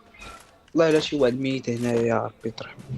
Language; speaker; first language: Arabic; native; Arabic